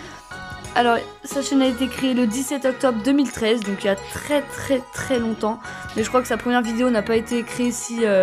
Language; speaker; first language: French; native; French